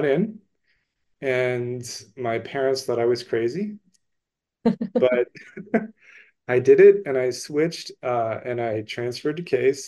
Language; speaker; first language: English; native; English